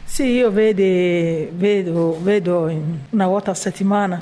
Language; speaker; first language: Italian; non-native, learner; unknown